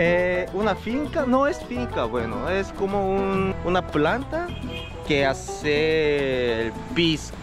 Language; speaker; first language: Spanish; non-native, fluent; Korean